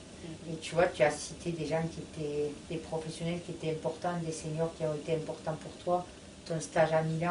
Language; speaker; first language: French; native; French